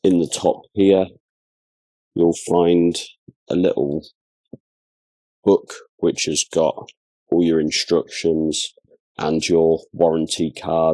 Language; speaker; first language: English; native; English